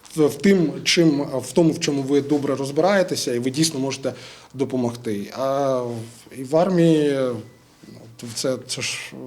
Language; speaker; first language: Ukrainian; non-native, local second language; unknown